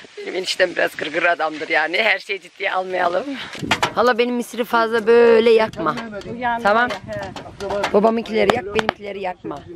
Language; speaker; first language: Turkish; native; Turkish